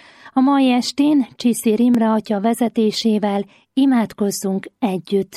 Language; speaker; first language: Hungarian; native; Hungarian